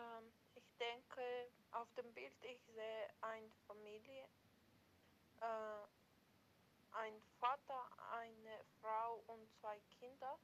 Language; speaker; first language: German; non-native, learner; Macedonian